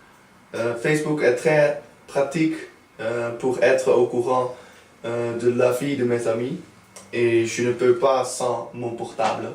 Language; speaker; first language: French; non-native, learner; Dutch